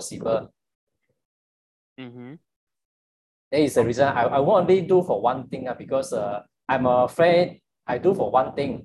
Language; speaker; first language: English; non-native, local second language; Chinese